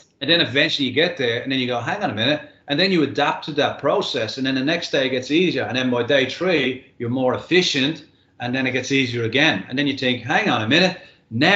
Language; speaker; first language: English; native; English